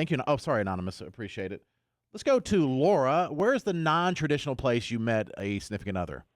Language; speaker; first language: English; native; English